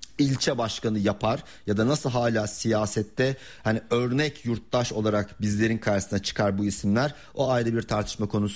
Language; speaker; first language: Turkish; native; Turkish